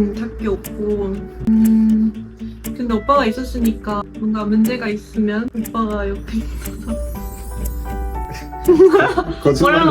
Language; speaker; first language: Korean; non-native, fluent; Japanese